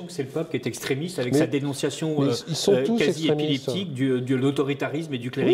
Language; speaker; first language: French; native; French